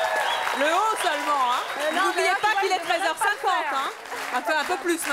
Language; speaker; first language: French; native; French